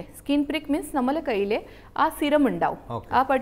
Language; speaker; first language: Malayalam; non-native, fluent; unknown